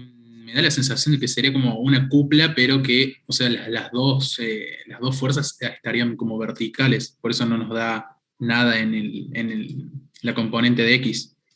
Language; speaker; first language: Spanish; native; Spanish